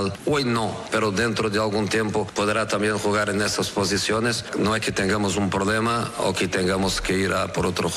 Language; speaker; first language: Spanish; non-native, fluent; Portuguese